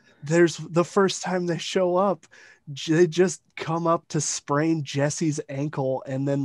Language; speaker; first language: English; native; English